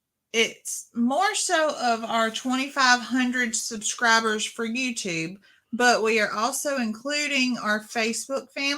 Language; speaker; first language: English; native; English